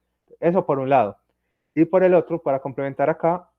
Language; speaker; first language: Spanish; native; Spanish